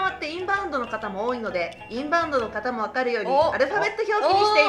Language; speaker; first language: Japanese; native; Japanese